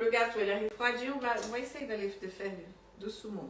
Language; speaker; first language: French; non-native, fluent; Portuguese